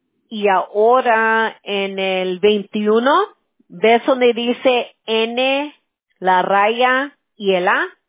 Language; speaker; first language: Spanish; early bilingual, heritage; Spanish